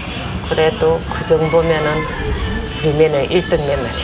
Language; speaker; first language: Korean; native; Korean